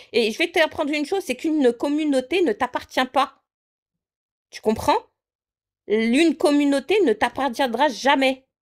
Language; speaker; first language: French; early bilingual, other home language; Portuguese